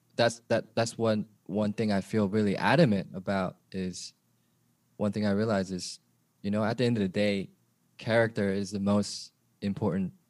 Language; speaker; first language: English; early bilingual, other home language; Korean